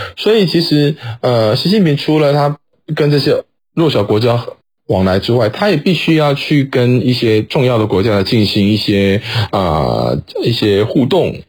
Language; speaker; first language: Chinese; native; Chinese